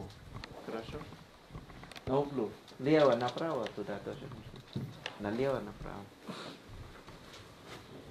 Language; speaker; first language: Russian; non-native, learner; Thai